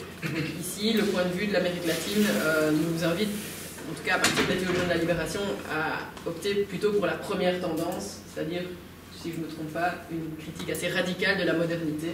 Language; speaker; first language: French; native; French